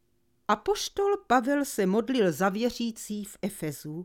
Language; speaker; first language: Czech; native; Czech